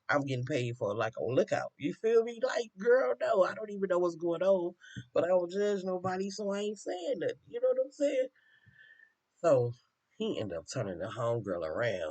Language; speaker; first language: English; native; English